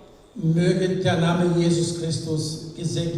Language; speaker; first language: German; non-native, fluent; French